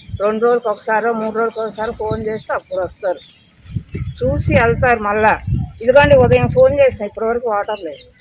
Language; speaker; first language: Telugu; native; Telugu